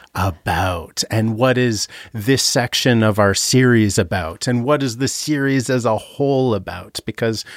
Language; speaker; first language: English; native; English